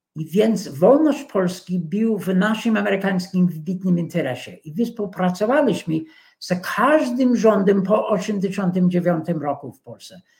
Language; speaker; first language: Polish; non-native, fluent; English